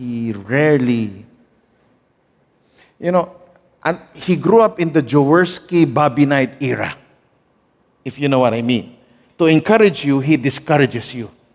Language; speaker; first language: English; non-native, local second language; Filipino